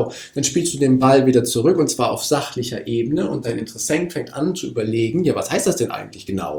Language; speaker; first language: German; native; German